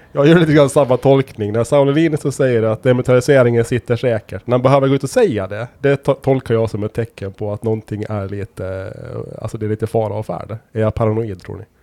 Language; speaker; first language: Swedish; native; Swedish